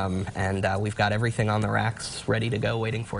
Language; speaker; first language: English; native; English